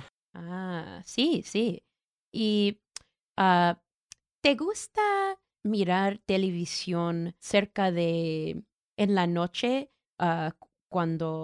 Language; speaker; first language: Spanish; non-native, learner; English